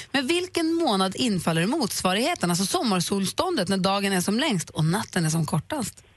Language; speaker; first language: Swedish; native; Swedish